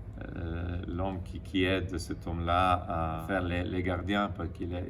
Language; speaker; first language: French; non-native, fluent; Italian